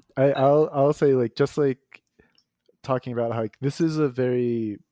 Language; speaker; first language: English; native; English